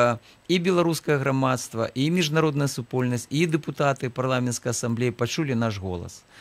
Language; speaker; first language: Belarusian; native; Belarusian